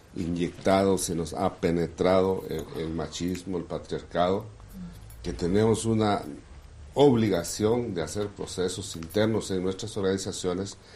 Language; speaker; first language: Spanish; non-native, local second language; Kʼicheʼ